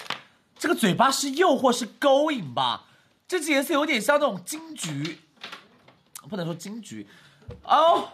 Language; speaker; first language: Chinese; native; Chinese